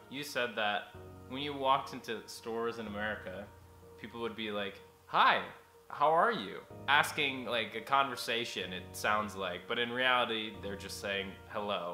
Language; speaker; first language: English; native; English